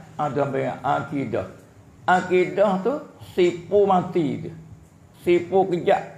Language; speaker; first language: Malay; native; Malay